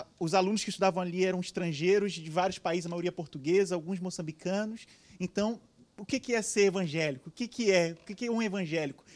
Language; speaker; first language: Portuguese; native; Portuguese